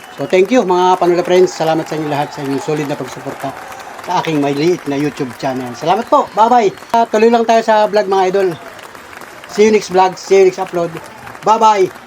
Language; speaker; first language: Filipino; native; Filipino